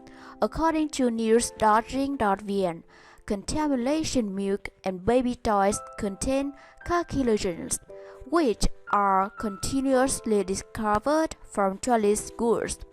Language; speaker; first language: English; non-native, learner; Vietnamese